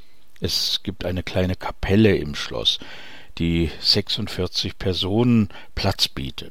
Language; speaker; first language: German; native; German